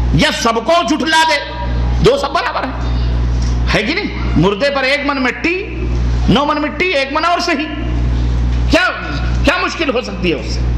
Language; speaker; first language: Urdu; native; Urdu